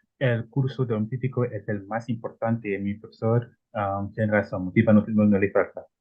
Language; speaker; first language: Spanish; non-native, learner; Italian